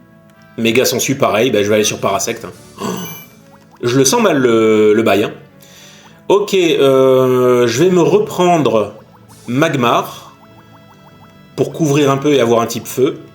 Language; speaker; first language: French; native; French